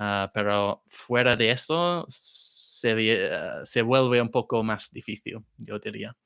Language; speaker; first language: Spanish; non-native, fluent; English